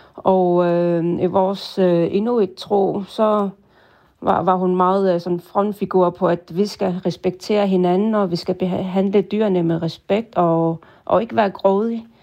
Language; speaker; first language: Danish; non-native, local second language; Kalaallisut